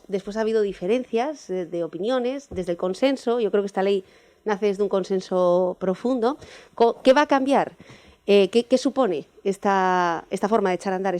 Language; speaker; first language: Spanish; native; Spanish